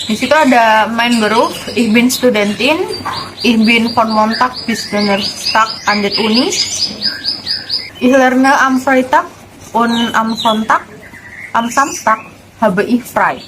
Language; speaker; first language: German; non-native, learner; Indonesian